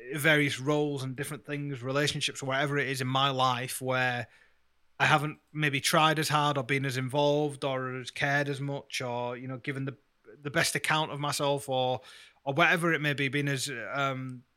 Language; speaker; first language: English; native; English